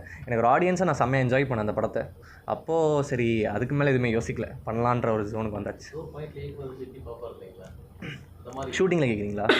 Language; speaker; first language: Tamil; native; Tamil